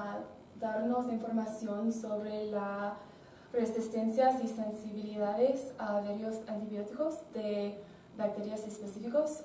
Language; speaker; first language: Spanish; non-native, learner; English